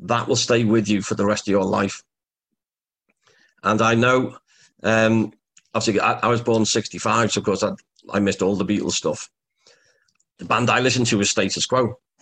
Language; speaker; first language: English; native; English